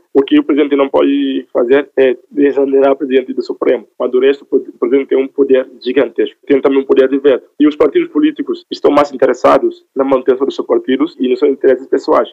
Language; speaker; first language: Portuguese; non-native, local second language; Upper Guinea Crioulo